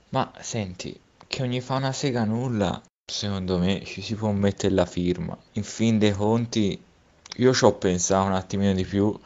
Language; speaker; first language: Italian; native; Italian